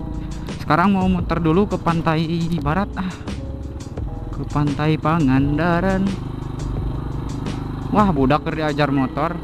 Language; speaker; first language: Indonesian; non-native, local second language; Sundanese